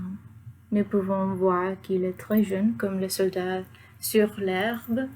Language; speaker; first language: French; non-native, fluent; Spanish